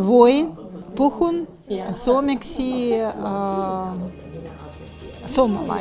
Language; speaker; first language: Finnish; non-native, learner; Russian